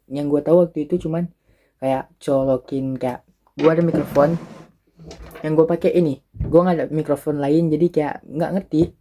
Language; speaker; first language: Indonesian; early bilingual, other home language; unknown